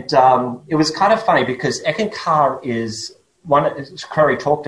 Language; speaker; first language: English; native; English